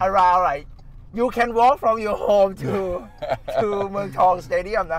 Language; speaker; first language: English; non-native, learner; Thai